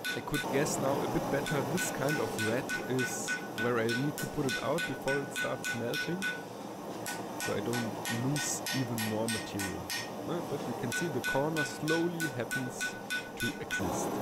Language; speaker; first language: English; non-native, fluent; German